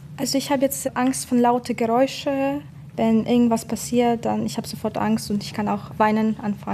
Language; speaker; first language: German; non-native, fluent; Ukrainian